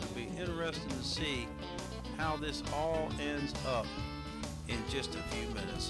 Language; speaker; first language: English; native; English